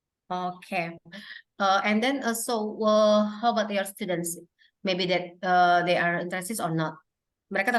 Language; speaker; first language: English; non-native, learner; Indonesian